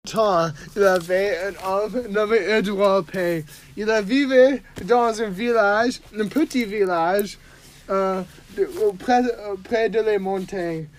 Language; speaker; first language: French; non-native, learner; English